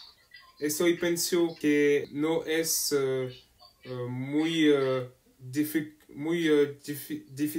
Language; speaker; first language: Spanish; non-native, learner; French